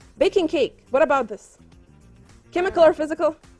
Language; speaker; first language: English; non-native, fluent; Arabic